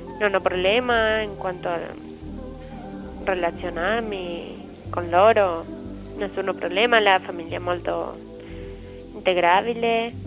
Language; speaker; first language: Italian; non-native, learner; Spanish